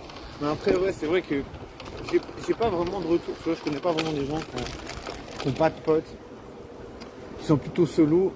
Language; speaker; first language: French; native; French